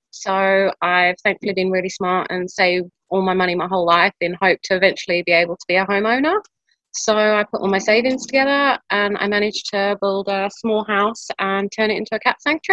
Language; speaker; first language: English; native; English